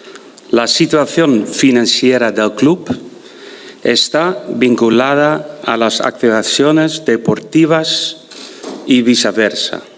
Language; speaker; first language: Spanish; non-native, fluent; Dutch